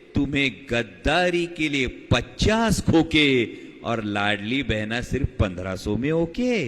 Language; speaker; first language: Hindi; non-native, local second language; Marathi